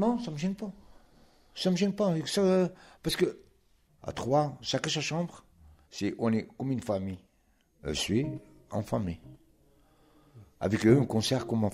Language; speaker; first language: French; non-native, local second language; Arabic